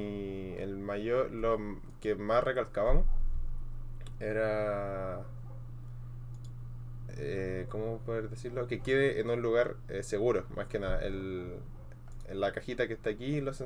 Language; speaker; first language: Spanish; native; Spanish